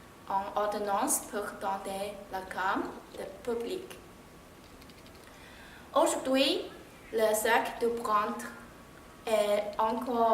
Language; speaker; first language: French; non-native, learner; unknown